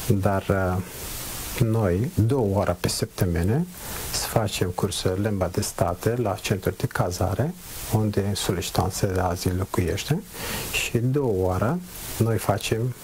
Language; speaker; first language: Romanian; non-native, learner; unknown